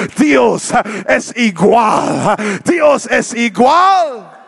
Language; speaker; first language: Spanish; non-native, learner; English